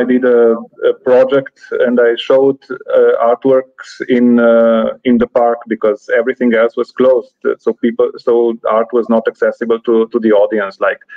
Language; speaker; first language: English; non-native, fluent; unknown